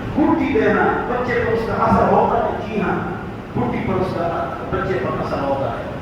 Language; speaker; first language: Urdu; non-native, local second language; Pashto